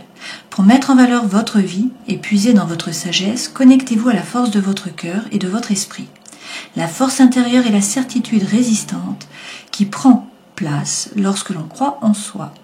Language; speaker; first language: French; native; French